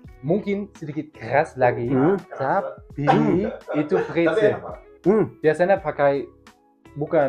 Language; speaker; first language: Indonesian; non-native, learner; German